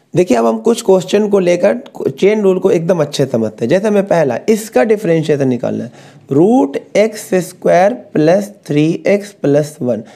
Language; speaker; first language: Hindi; native; Hindi